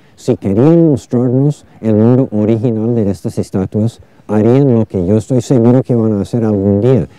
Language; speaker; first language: Spanish; non-native, fluent; English